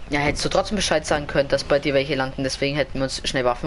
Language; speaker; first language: German; native; German